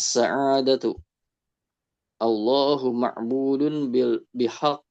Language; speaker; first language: Arabic; non-native, learner; Indonesian